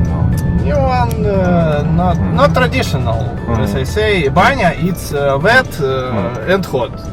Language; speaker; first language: English; non-native, learner; Russian